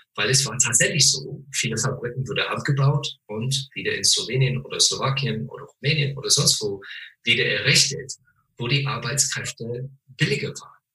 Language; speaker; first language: German; non-native, fluent; English